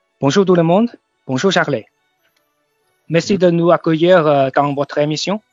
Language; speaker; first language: French; non-native, fluent; Chinese